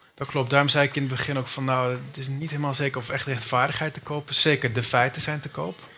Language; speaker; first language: Dutch; native; Dutch